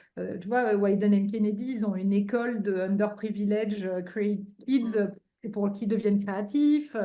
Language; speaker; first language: French; native; French